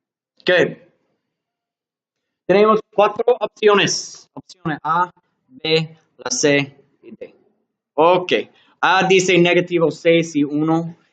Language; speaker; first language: Spanish; non-native, learner; English